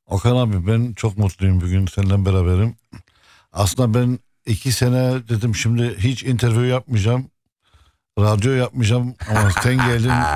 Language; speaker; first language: Turkish; early bilingual, other home language; Arabic